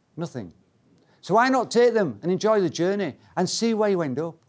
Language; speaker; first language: English; native; English